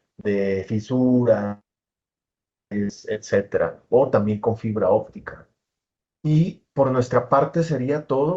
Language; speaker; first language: Spanish; native; Spanish